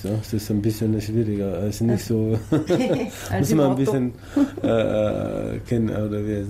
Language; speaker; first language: German; non-native, learner; Tamasheq